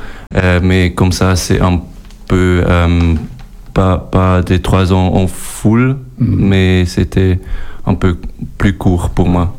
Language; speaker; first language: French; non-native, local second language; German